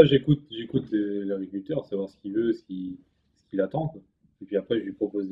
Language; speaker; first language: French; native; French